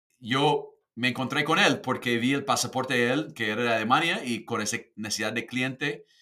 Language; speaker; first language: Spanish; non-native, fluent; English